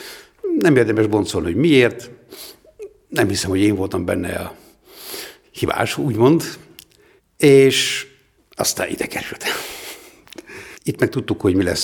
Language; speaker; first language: Hungarian; native; Hungarian